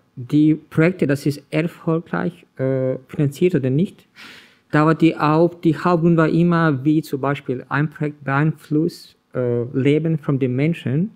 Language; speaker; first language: German; non-native, learner; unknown